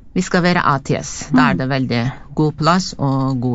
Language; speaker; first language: Norwegian; non-native, fluent; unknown